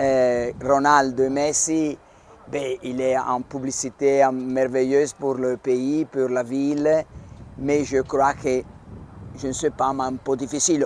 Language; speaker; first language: French; non-native, learner; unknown